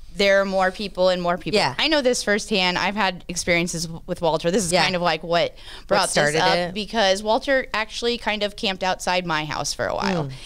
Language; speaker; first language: English; native; English